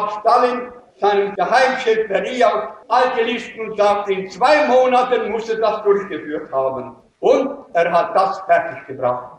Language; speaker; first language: German; native; German